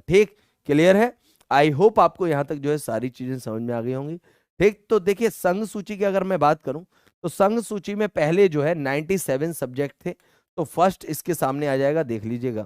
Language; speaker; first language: Hindi; native; Hindi